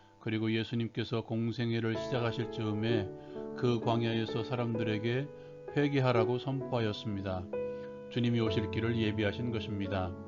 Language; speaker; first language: Korean; native; Korean